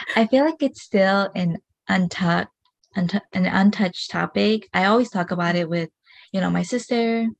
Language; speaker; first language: English; early bilingual, other home language; Hmong